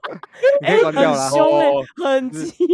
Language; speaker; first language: Chinese; native; Chinese